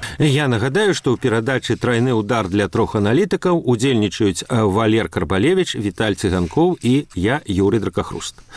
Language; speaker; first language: Belarusian; non-native, local second language; Russian